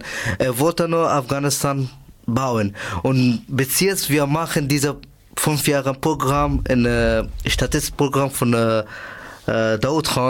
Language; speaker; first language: German; non-native, learner; Persian